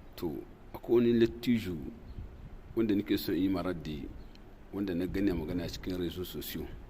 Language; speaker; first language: Hausa; non-native, local second language; Tamasheq